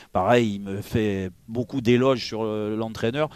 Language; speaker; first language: French; native; French